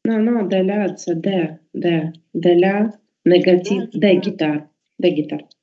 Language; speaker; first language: French; non-native, learner; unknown